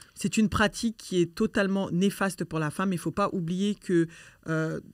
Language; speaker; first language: French; native; French